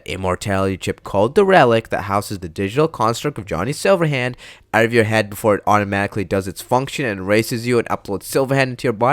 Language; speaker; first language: English; native; English